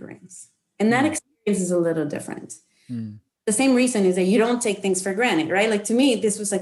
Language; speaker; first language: English; non-native, fluent; Spanish